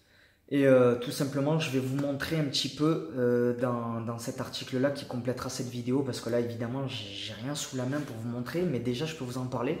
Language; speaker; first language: French; native; French